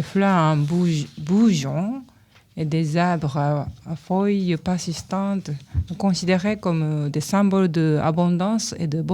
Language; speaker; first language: French; non-native, learner; Japanese